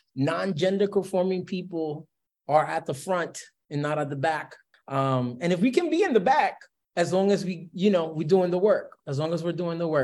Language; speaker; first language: English; early bilingual, other home language; Spanish